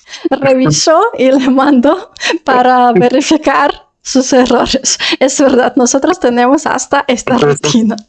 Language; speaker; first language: Spanish; non-native, fluent; Russian